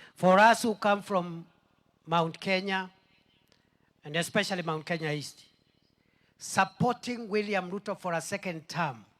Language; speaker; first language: English; non-native, local second language; Swahili